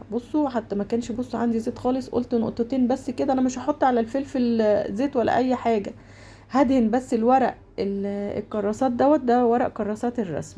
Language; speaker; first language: Arabic; native; Arabic